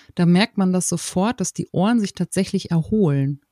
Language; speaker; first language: German; native; German